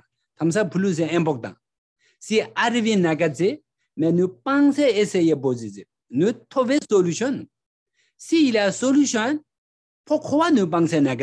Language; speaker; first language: French; non-native, learner; Tibetan